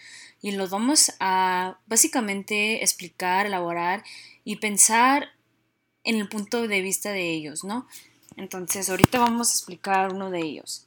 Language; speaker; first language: Spanish; early bilingual, heritage; Spanish